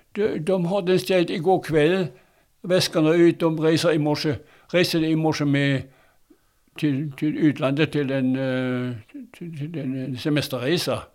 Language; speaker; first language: Swedish; non-native, fluent; German